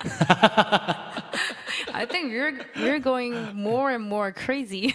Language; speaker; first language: English; non-native, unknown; Korean